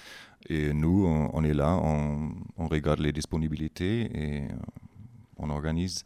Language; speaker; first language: French; non-native, fluent; German